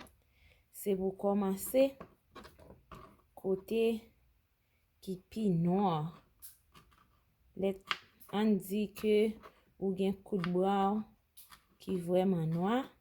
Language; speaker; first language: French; non-native, local second language; Haitian Creole